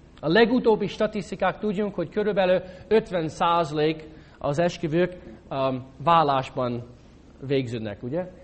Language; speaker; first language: Hungarian; non-native, fluent; English